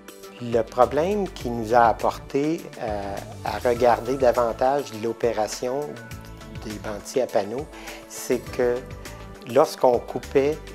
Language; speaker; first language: French; native; French